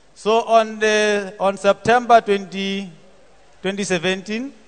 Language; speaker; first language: English; non-native, local second language; Southern Sotho